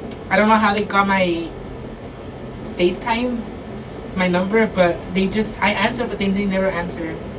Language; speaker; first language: English; early bilingual, other home language; Spanish